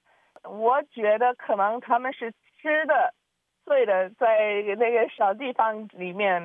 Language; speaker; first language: Chinese; early bilingual, heritage; Chinese